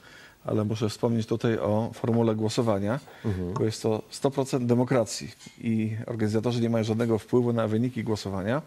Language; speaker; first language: Polish; native; Polish